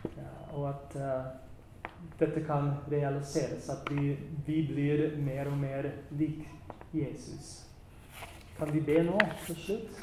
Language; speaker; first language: Norwegian; non-native, fluent; English